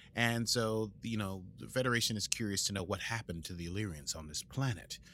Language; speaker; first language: English; native; English